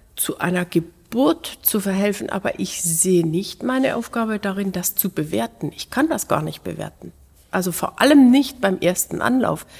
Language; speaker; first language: German; native; German